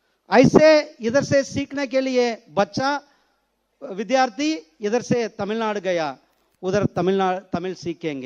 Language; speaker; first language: Hindi; non-native, local second language; Tamil